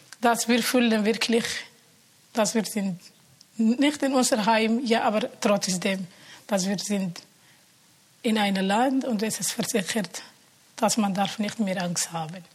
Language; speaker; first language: German; non-native, learner; Somali